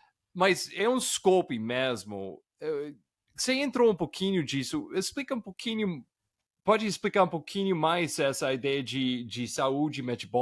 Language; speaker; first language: Portuguese; non-native, fluent; English